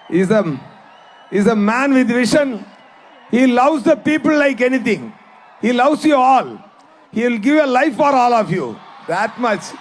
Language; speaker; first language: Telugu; non-native, learner; Tamil